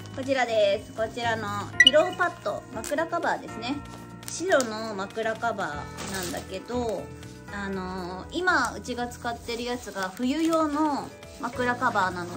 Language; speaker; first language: Japanese; native; Japanese